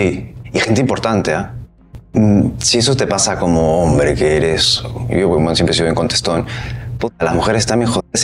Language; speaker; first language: Spanish; native; Spanish